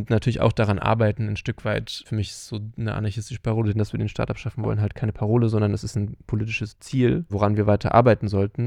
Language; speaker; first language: German; native; German